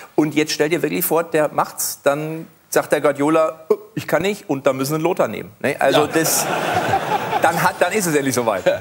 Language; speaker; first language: German; native; German